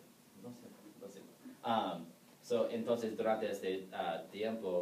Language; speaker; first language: Spanish; non-native, learner; English